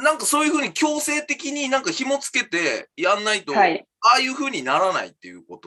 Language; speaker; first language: Japanese; native; Japanese